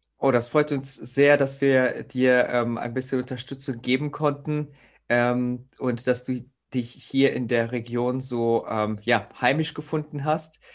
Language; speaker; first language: German; native; German